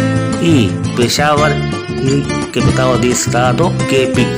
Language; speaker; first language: Portuguese; non-native, learner; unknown